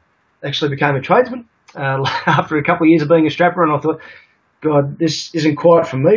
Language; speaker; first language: English; native; English